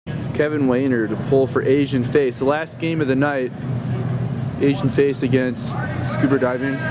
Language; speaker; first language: English; native; English